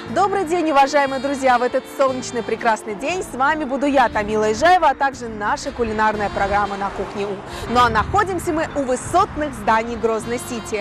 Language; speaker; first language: Russian; native; Russian